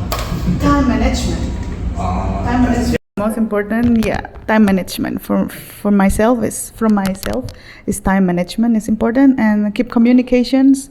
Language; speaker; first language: English; non-native, fluent; Indonesian